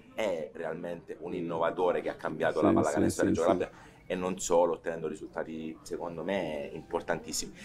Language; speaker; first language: Italian; native; Italian